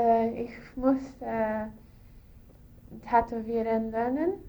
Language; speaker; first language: German; non-native, learner; English